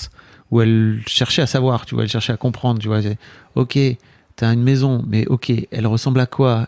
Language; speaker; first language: French; native; French